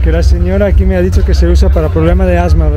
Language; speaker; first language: Spanish; non-native, fluent; Italian